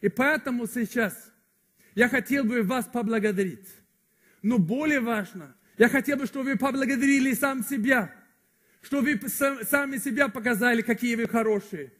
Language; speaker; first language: Russian; non-native, fluent; Swedish